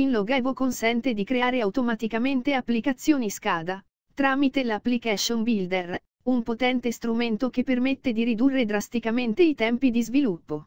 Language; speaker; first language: Italian; native; Italian